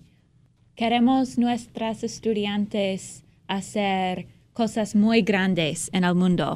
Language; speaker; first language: Spanish; non-native, learner; English